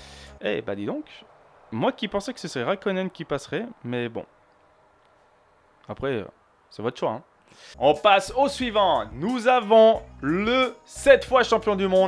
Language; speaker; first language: French; native; French